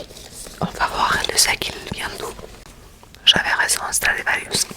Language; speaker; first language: French; non-native, learner; Spanish